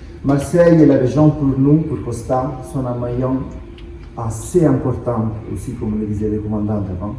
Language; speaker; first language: French; non-native, fluent; Italian